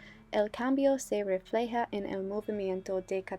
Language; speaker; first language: Spanish; non-native, learner; English